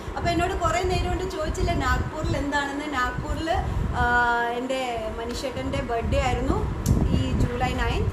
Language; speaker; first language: Malayalam; early bilingual, heritage; Malayalam